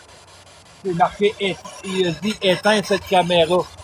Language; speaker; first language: French; native; French